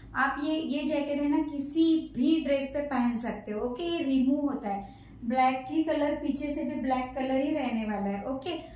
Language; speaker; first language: Hindi; non-native, local second language; Marathi